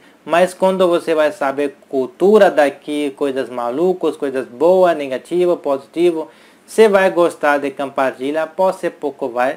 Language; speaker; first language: Portuguese; non-native, learner; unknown